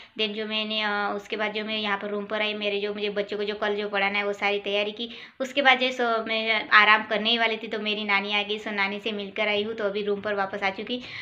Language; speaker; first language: Hindi; non-native, local second language; Marathi